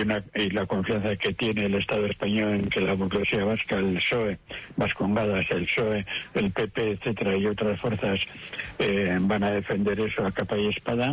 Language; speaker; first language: Spanish; native; Spanish